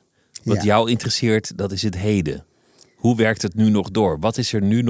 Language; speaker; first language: Dutch; native; Dutch